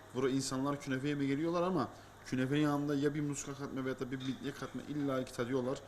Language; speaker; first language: Turkish; native; Turkish